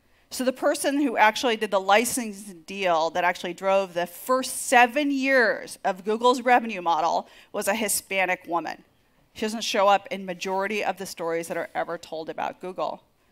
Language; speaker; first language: English; native; English